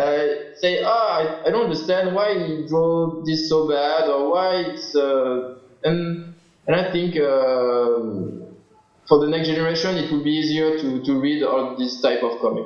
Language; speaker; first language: English; non-native, learner; French